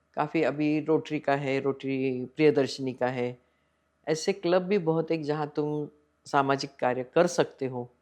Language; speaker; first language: Hindi; non-native, local second language; Marathi